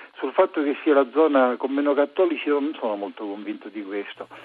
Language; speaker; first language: Italian; native; Italian